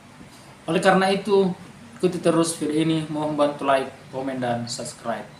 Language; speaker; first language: Indonesian; native; Indonesian